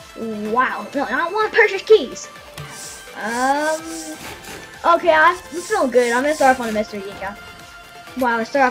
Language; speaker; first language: English; native; English